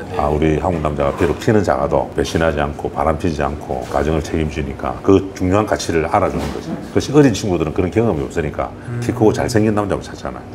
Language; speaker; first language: Korean; native; Korean